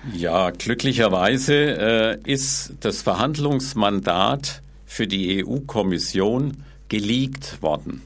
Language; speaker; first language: German; native; German